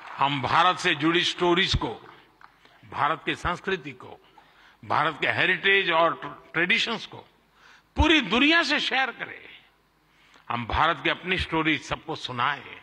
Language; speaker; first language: Hindi; non-native, local second language; Gujarati